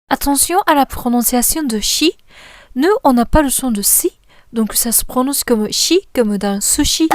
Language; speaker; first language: French; non-native, fluent; Japanese